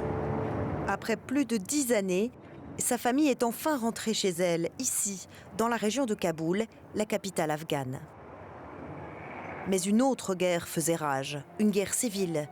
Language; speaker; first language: French; native; French